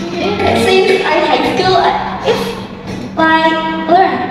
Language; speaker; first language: English; non-native, learner; Indonesian